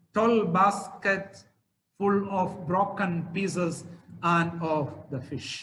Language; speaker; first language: English; non-native, local second language; Malayalam